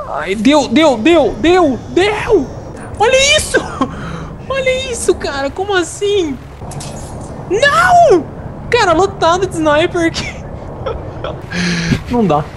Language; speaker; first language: Portuguese; native; Portuguese